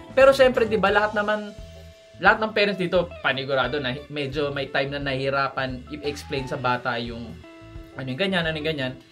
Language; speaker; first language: Filipino; native; Filipino